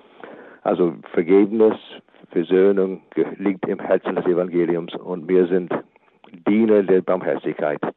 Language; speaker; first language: German; non-native, fluent; English